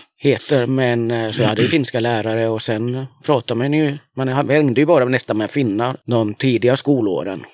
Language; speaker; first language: Swedish; native; Swedish